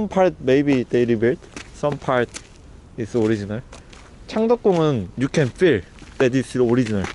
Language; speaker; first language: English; non-native, learner; Korean